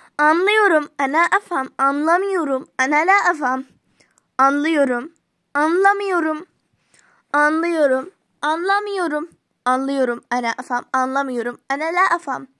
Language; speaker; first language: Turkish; non-native, fluent; Arabic